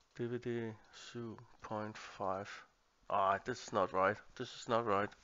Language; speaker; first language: English; non-native, learner; Danish